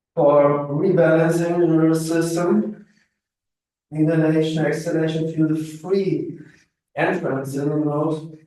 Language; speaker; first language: English; non-native, fluent; German